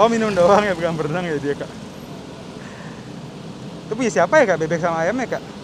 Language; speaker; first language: Indonesian; native; Indonesian